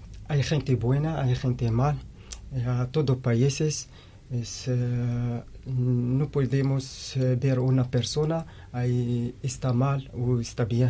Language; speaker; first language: Spanish; non-native, learner; Arabic